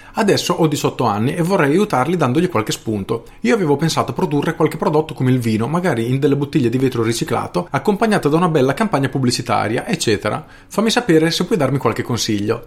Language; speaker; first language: Italian; native; Italian